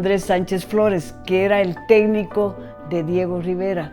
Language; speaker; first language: Spanish; native; Spanish